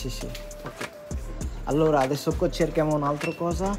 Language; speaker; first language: Italian; non-native, learner; Bangla